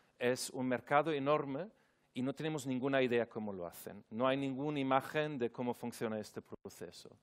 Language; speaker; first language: Spanish; non-native, fluent; German